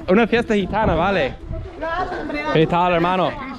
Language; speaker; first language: Spanish; non-native, fluent; English